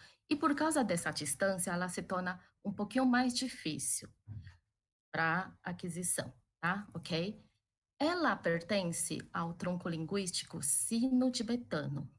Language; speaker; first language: Portuguese; early bilingual, other home language; Chinese